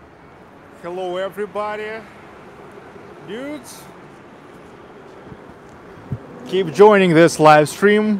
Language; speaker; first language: English; non-native, fluent; Russian